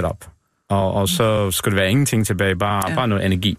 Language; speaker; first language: Danish; non-native, fluent; English